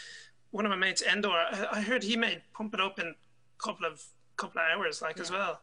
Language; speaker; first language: English; native; English